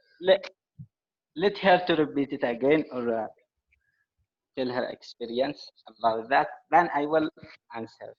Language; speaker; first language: English; non-native, learner; Arabic